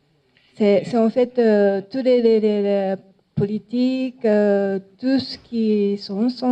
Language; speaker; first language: French; non-native, learner; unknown